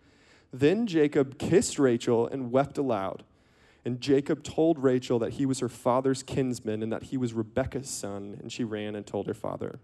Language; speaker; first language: English; native; English